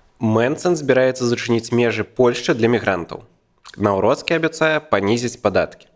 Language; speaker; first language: Belarusian; native; Belarusian